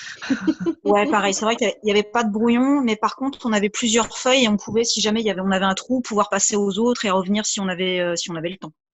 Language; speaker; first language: French; native; French